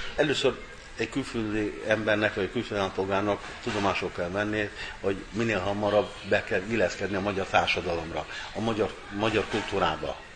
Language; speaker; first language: Hungarian; non-native, fluent; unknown